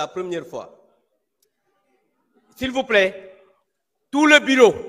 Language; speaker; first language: French; non-native, local second language; Wolof